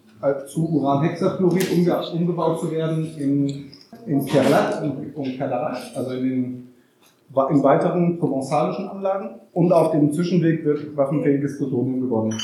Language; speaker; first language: German; native; German